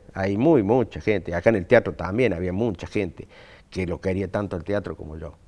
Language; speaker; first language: Spanish; native; Spanish